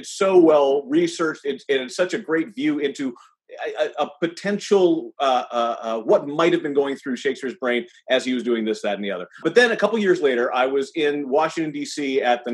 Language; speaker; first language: English; native; English